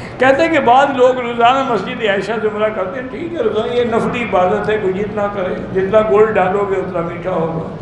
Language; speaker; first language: Urdu; native; Urdu